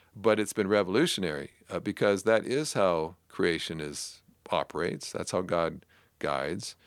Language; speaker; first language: English; native; English